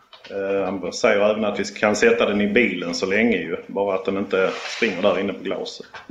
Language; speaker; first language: Swedish; native; Swedish